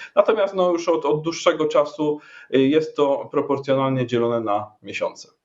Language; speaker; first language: Polish; native; Polish